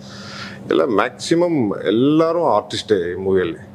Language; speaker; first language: Kannada; non-native, learner; Tamil